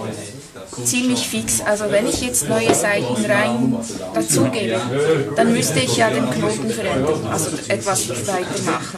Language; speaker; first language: German; non-native, fluent; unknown